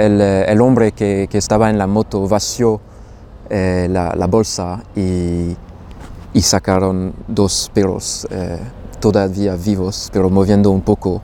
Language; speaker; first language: Spanish; non-native, fluent; French